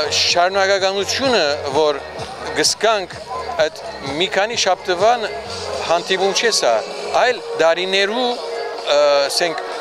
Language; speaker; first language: Armenian; early bilingual, heritage; Armenian